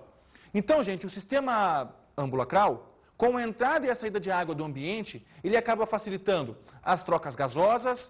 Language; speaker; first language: Portuguese; native; Portuguese